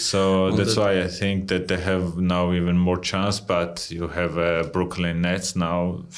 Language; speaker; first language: English; non-native, fluent; Georgian